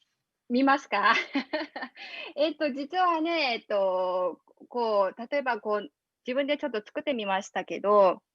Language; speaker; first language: Japanese; non-native, fluent; Mongolian